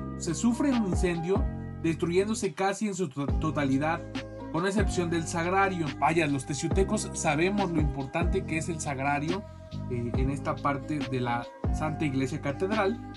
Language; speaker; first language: Spanish; native; Spanish